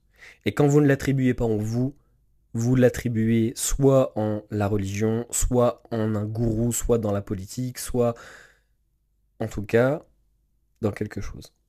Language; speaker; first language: French; native; French